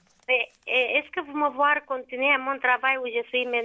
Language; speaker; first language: French; non-native, learner; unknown